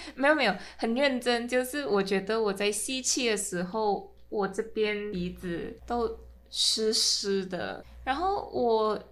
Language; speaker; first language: Chinese; non-native, fluent; Min Nan Chinese